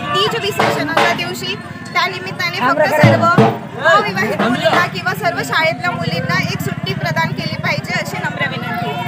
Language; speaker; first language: Marathi; non-native, local second language; Lambadi